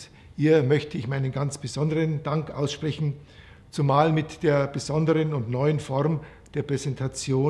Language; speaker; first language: German; native; German